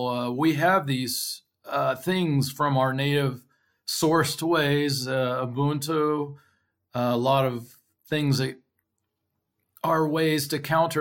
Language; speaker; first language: English; native; English